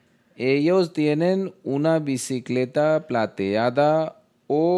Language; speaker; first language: Spanish; non-native, learner; Hindi